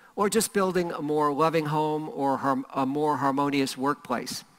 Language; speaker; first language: English; native; English